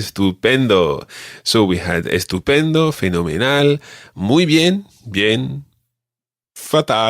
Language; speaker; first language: Spanish; non-native, fluent; English